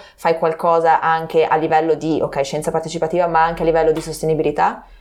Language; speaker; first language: Italian; native; Italian